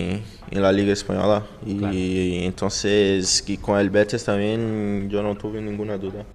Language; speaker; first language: Spanish; non-native, learner; Portuguese